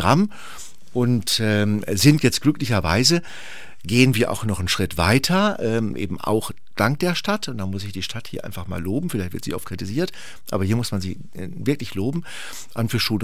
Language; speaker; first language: German; native; German